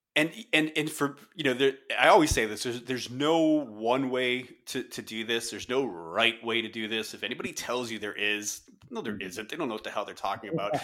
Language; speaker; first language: English; native; English